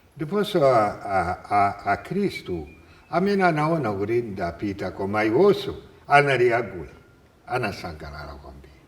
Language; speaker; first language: Nyanja; non-native, fluent; French